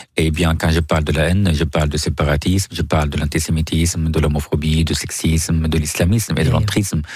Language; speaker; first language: French; non-native, fluent; Arabic